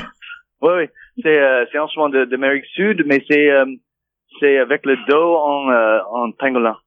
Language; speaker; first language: French; non-native, fluent; English